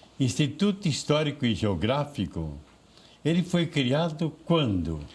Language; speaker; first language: Portuguese; native; Portuguese